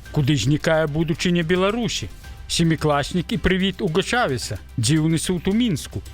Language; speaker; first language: Belarusian; native; Belarusian